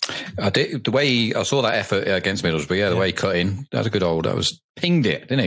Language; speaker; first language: English; native; English